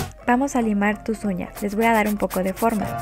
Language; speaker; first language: Spanish; native; Spanish